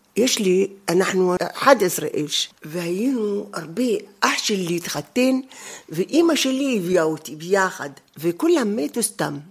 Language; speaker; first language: Hebrew; non-native, fluent; Arabic